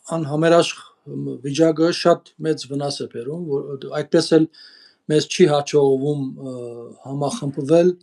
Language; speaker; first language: Armenian; early bilingual, heritage; Armenian